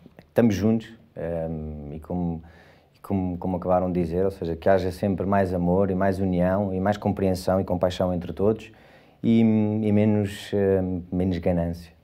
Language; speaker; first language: Portuguese; native; Portuguese